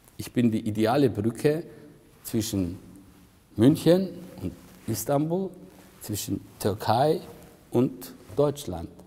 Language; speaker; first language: German; early bilingual, other home language; Turkish